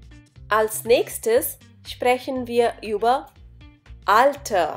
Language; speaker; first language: German; non-native, fluent; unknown